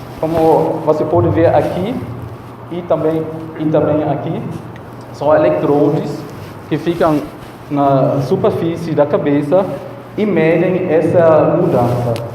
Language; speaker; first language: Portuguese; non-native, fluent; German